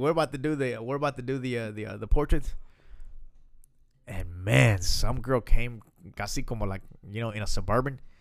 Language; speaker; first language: English; early bilingual, other home language; Spanish